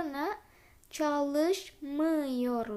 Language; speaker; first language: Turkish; non-native, fluent; Indonesian